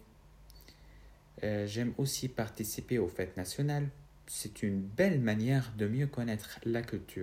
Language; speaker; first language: French; non-native, fluent; Arabic